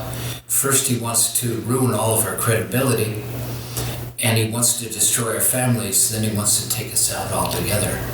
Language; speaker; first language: English; native; English